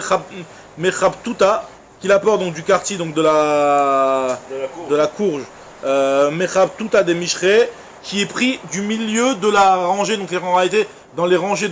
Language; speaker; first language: French; native; French